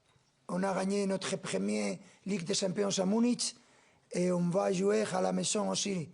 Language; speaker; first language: French; non-native, fluent; Spanish